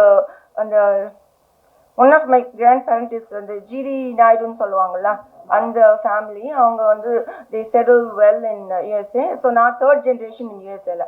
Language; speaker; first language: Tamil; early bilingual, heritage; Tamil